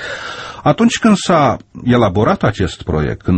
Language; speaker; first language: Romanian; native; Romanian